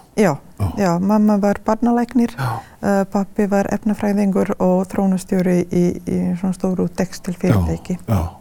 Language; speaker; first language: Icelandic; non-native, fluent; Serbian